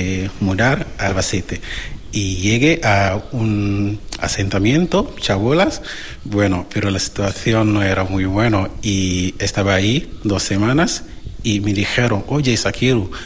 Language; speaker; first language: Spanish; non-native, learner; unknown